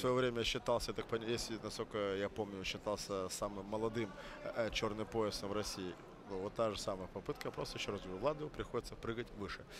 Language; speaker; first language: Russian; native; Russian